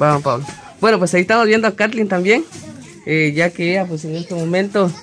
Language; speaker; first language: Spanish; native; Spanish